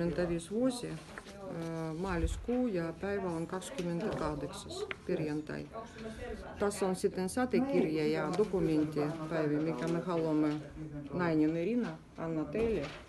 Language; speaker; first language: Finnish; non-native, learner; Russian